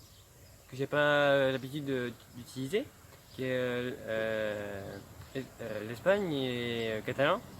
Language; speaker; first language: French; non-native, local second language; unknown